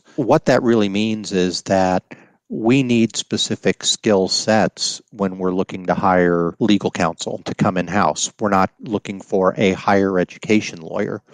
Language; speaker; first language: English; native; English